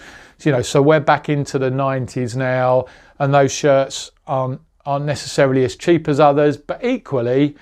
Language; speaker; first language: English; native; English